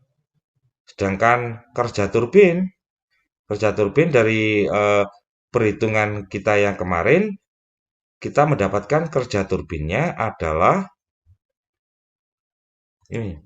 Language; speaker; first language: Indonesian; native; Indonesian